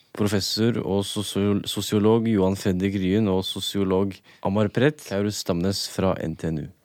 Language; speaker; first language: Norwegian; native; Norwegian